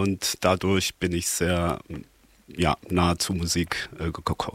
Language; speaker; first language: German; non-native, fluent; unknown